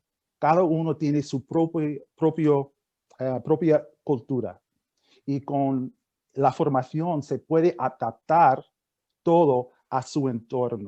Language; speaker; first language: Spanish; non-native, fluent; English